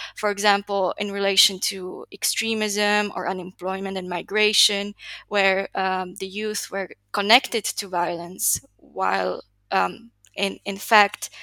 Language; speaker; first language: English; non-native, fluent; Slovak